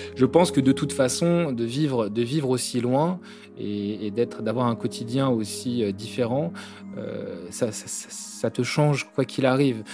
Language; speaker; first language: French; native; French